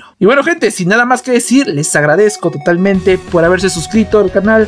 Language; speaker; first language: Spanish; native; Spanish